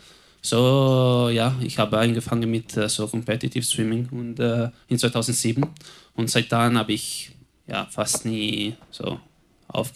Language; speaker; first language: German; non-native, local second language; Italian